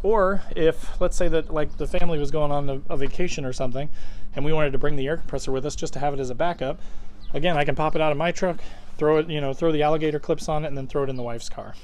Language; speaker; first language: English; native; English